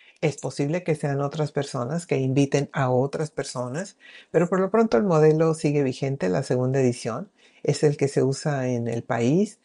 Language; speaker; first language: Spanish; native; Spanish